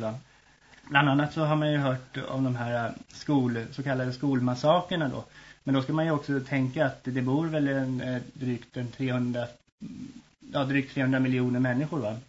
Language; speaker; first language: Swedish; native; Swedish